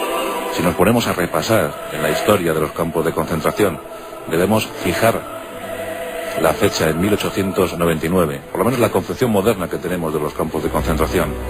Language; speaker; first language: Spanish; native; Spanish